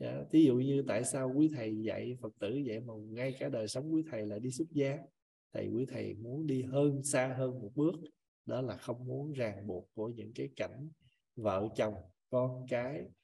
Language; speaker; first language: Vietnamese; native; Vietnamese